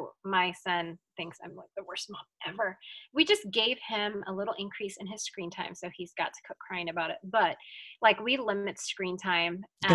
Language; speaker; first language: English; early bilingual, other home language; Filipino